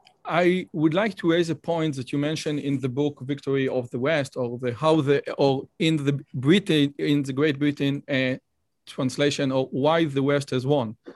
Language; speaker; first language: English; non-native, fluent; Hebrew